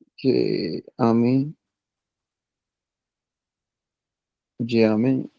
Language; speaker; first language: French; non-native, learner; Punjabi